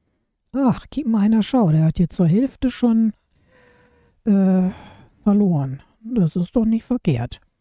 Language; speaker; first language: German; native; German